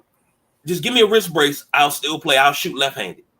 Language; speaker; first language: English; native; English